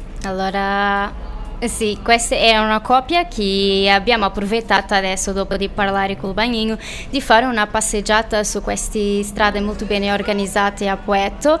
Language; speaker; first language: Italian; non-native, learner; Portuguese